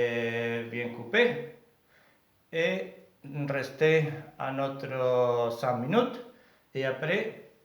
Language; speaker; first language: French; non-native, learner; Spanish